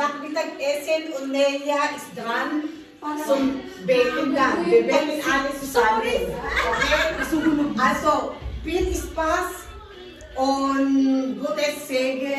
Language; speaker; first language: German; non-native, learner; Filipino